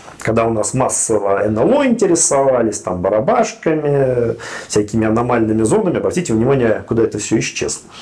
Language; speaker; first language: Russian; native; Russian